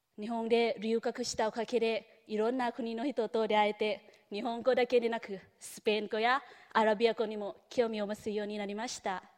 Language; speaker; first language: Japanese; non-native, fluent; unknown